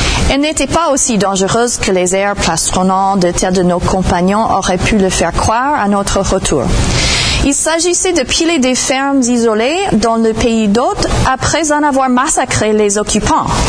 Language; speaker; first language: French; non-native, fluent; English